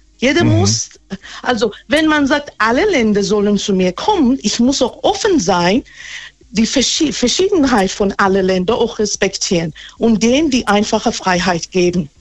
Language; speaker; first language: German; non-native, fluent; Persian